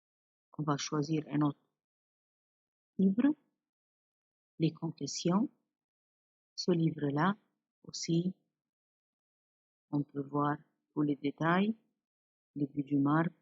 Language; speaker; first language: French; non-native, fluent; Arabic